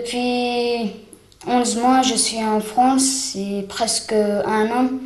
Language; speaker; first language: French; non-native, learner; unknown